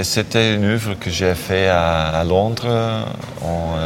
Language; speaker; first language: French; non-native, learner; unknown